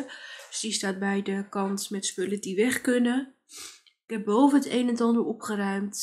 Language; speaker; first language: Dutch; native; Dutch